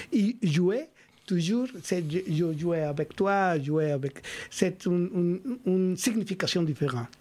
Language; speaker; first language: French; non-native, learner; Spanish